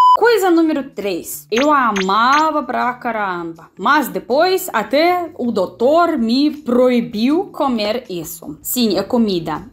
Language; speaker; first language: Portuguese; non-native, fluent; Russian